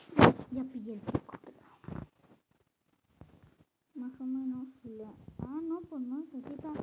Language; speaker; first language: Spanish; early bilingual, other home language; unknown